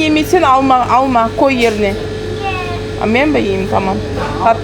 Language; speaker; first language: Turkish; non-native, learner; Kazakh